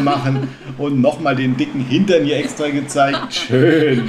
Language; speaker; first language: German; native; German